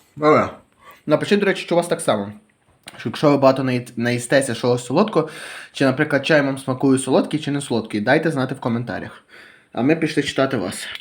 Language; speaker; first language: Ukrainian; native; Ukrainian